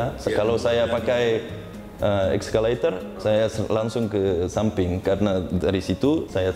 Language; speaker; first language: Indonesian; non-native, learner; Uzbek